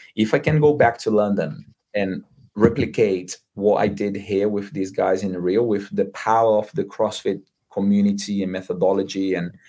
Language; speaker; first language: English; non-native, fluent; Portuguese